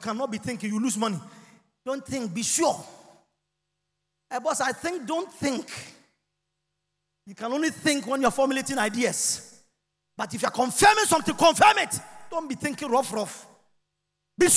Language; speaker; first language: English; non-native, local second language; Akan